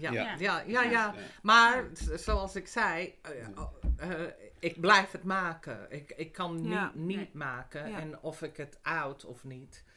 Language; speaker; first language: Dutch; non-native, fluent; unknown